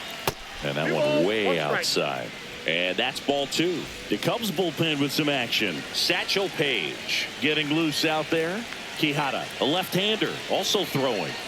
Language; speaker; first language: English; native; English